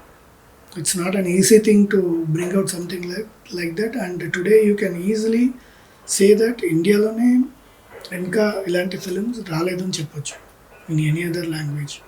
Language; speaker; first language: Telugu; non-native, fluent; Tamil